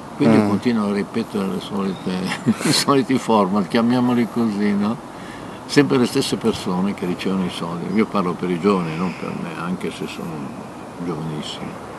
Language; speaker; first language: Italian; native; Italian